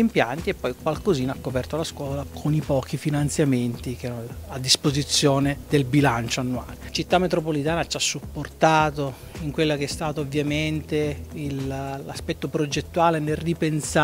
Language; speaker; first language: Italian; native; Italian